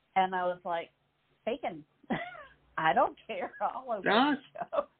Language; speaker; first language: English; native; English